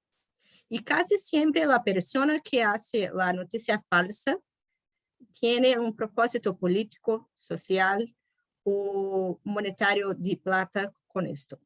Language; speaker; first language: Spanish; non-native, fluent; Portuguese